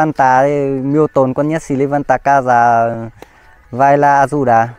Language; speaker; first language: Portuguese; non-native, learner; Vietnamese